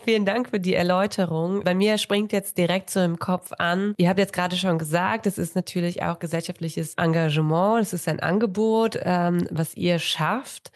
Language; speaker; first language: German; native; German